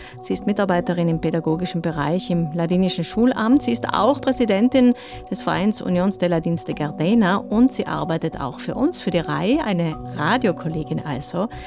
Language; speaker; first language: German; native; German